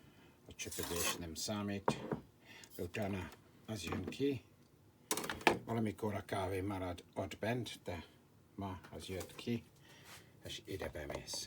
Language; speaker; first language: Hungarian; non-native, learner; English